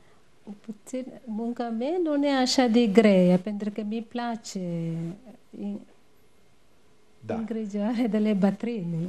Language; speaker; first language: Romanian; non-native, learner; Tamil